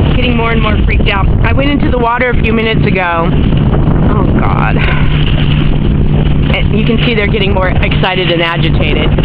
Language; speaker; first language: English; native; English